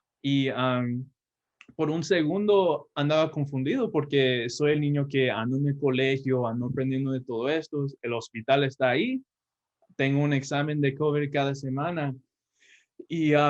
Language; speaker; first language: Spanish; early bilingual, heritage; Spanish